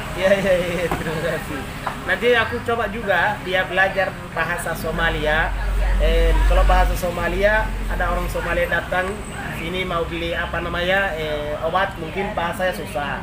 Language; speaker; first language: Indonesian; non-native, fluent; Somali